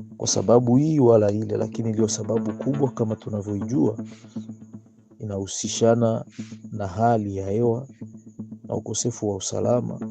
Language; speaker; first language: Swahili; native; Swahili